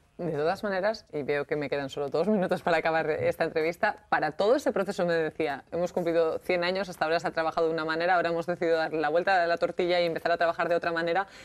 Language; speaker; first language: Spanish; native; Spanish